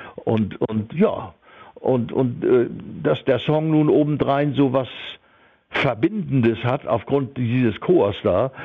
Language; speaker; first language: German; native; German